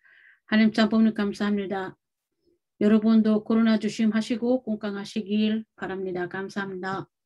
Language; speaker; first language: Korean; non-native, learner; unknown